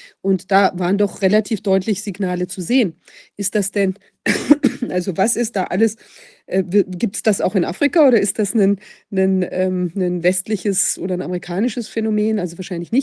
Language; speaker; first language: German; native; German